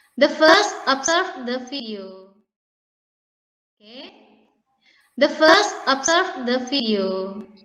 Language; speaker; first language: English; non-native, learner; Indonesian